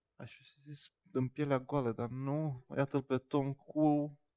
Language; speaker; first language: Romanian; native; Romanian